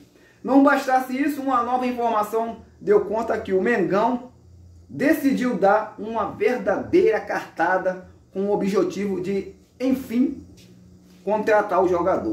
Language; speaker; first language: Portuguese; native; Portuguese